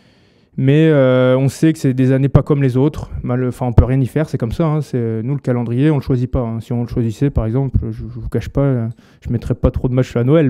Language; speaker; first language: French; native; French